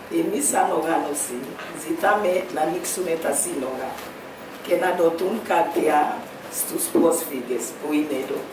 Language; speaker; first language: Greek; non-native, fluent; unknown